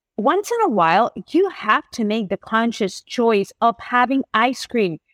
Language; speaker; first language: English; non-native, fluent; Spanish